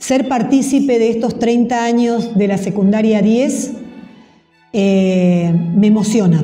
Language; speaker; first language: Spanish; native; Spanish